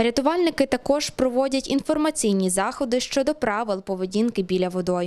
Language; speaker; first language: Ukrainian; native; Ukrainian